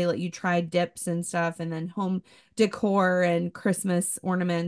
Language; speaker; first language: English; native; English